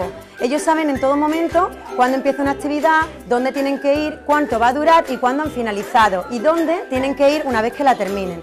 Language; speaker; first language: Spanish; native; Spanish